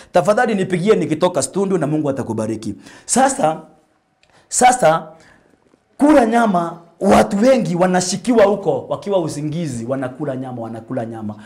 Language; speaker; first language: Swahili; non-native, local second language; Meru